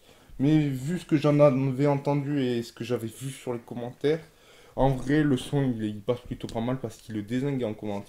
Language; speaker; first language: French; native; French